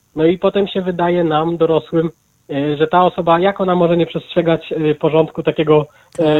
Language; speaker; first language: Polish; native; Polish